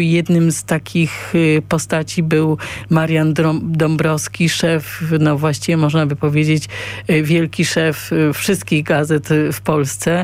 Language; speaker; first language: Polish; native; Polish